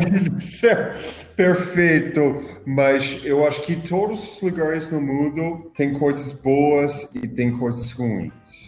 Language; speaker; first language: Portuguese; non-native, fluent; English